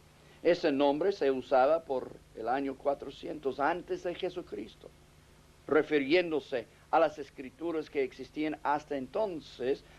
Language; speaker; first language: Spanish; non-native, fluent; English